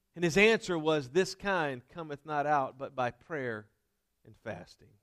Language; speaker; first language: English; native; English